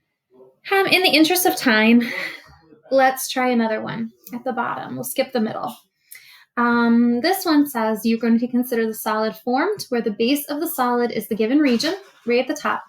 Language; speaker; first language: English; native; English